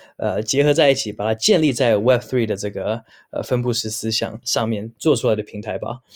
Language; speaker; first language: Chinese; early bilingual, heritage; Chinese